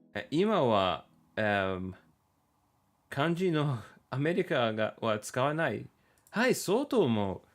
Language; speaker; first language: Japanese; non-native, learner; English